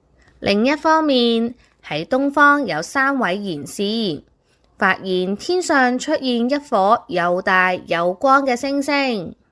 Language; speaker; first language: Chinese; native; Chinese